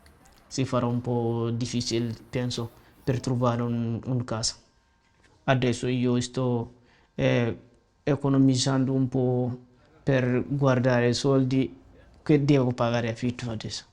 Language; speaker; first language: Italian; non-native, learner; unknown